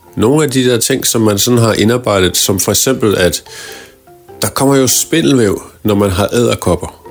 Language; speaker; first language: Danish; native; Danish